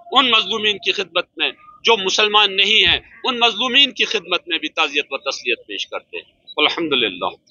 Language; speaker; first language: Urdu; non-native, local second language; Kashmiri